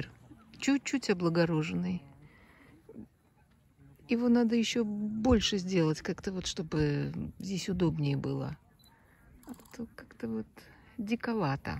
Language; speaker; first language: Russian; native; Russian